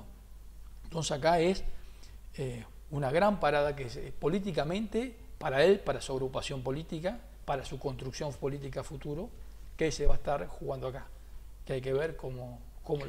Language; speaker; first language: Spanish; native; Spanish